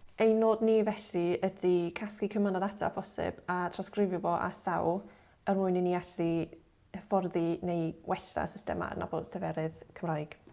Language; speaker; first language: Welsh; non-native, fluent; English